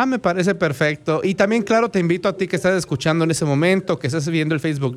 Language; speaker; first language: Spanish; native; Spanish